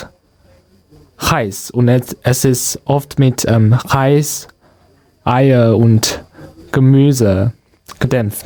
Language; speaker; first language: German; non-native, learner; Chinese